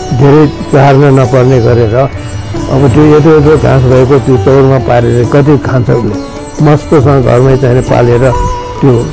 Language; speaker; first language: Nepali; non-native, local second language; Newari